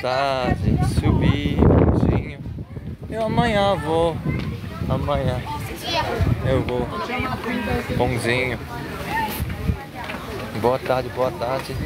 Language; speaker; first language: Portuguese; non-native, learner; Korean